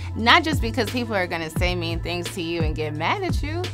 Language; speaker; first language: English; native; English